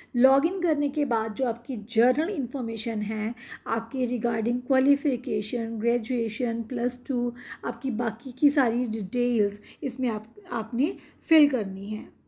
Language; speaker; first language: Hindi; non-native, local second language; Punjabi